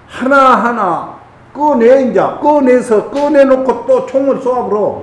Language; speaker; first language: Korean; native; Korean